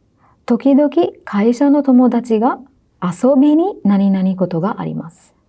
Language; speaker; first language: Japanese; non-native, fluent; Sinhala